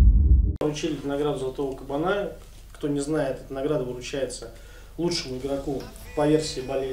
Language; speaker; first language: Russian; native; Russian